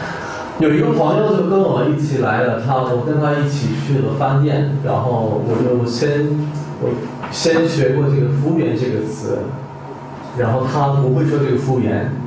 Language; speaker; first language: Chinese; non-native, fluent; Korean